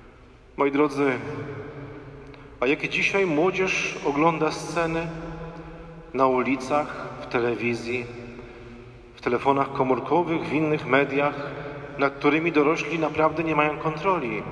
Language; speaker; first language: Polish; native; Polish